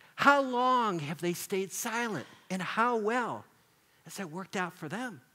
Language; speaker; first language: English; native; English